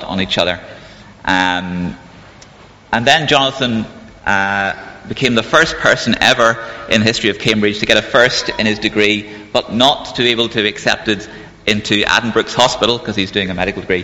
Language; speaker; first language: English; native; English